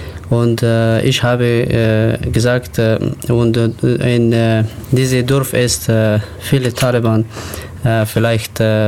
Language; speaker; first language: German; non-native, learner; Persian